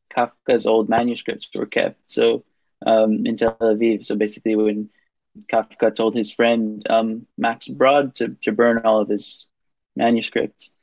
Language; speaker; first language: English; non-native, fluent; Hebrew